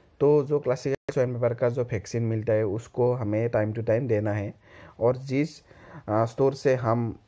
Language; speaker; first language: Hindi; non-native, local second language; Assamese